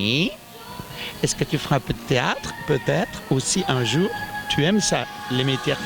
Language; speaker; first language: French; native; French